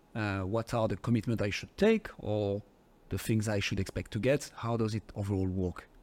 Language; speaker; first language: English; non-native, fluent; French